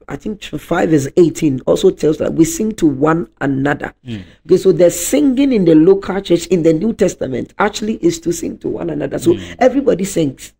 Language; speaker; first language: English; non-native, local second language; Akan